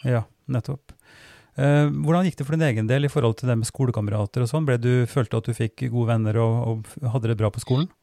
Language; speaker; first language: Norwegian; native; Norwegian